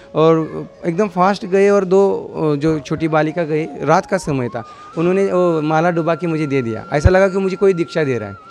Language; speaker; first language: Hindi; non-native, local second language; Marathi